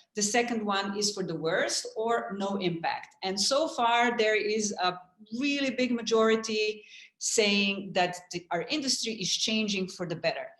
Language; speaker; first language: English; non-native, fluent; Slovenian